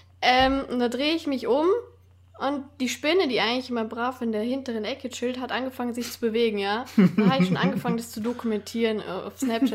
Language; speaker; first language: German; native; German